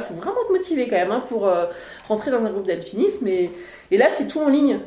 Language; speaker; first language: French; native; French